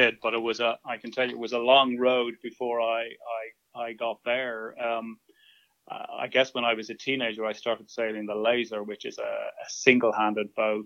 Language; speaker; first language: English; native; English